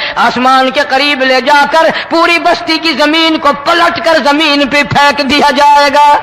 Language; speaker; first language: Urdu; non-native, local second language; Saraiki